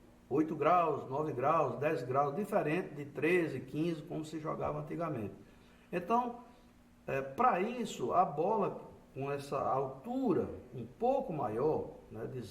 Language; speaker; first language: Portuguese; native; Portuguese